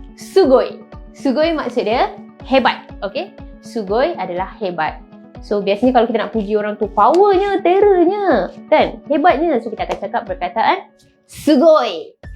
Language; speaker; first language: Malay; native; Malay